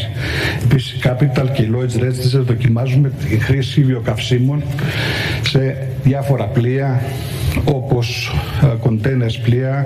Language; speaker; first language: Greek; native; Greek